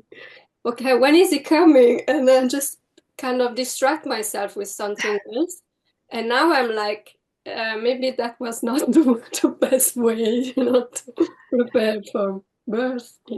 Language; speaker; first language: English; non-native, fluent; Italian